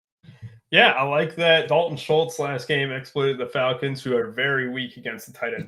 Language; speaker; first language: English; native; English